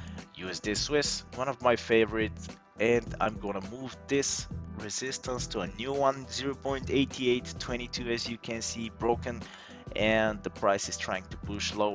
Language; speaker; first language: English; non-native, fluent; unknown